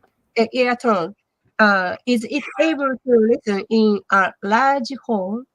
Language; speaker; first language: English; non-native, learner; Japanese